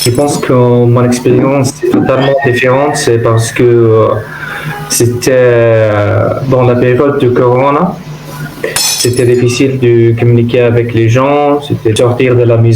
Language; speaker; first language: French; non-native, learner; Arabic